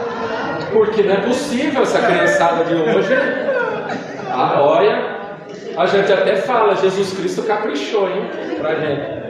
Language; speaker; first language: Portuguese; native; Portuguese